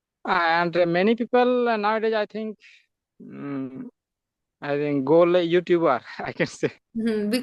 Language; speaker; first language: English; non-native, learner; Santali